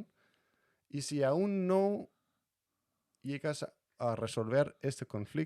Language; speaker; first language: Spanish; non-native, fluent; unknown